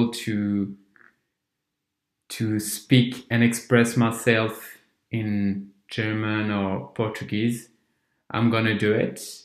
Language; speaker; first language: English; non-native, fluent; French